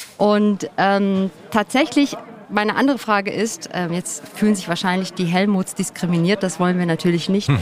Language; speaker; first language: German; early bilingual, other home language; Turkish